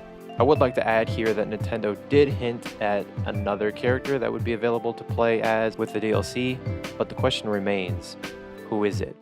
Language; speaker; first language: English; native; English